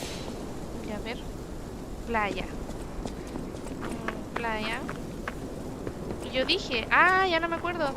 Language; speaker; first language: Spanish; native; Spanish